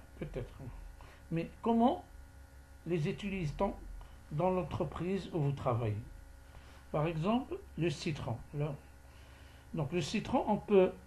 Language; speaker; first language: French; non-native, local second language; Arabic